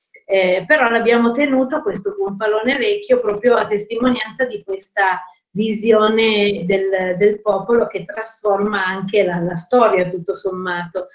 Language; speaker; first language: Italian; native; Italian